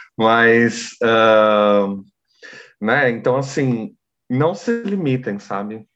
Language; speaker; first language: Portuguese; native; Portuguese